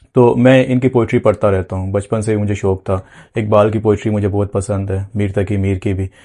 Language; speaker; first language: Urdu; non-native, local second language; Punjabi